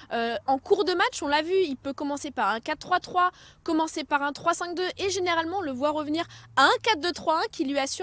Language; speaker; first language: French; native; French